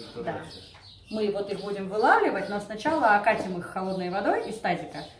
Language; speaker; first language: Russian; non-native, local second language; Georgian